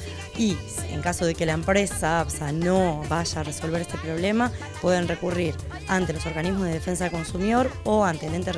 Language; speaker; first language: Spanish; native; Spanish